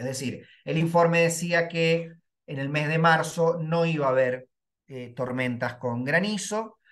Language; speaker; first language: Spanish; native; Spanish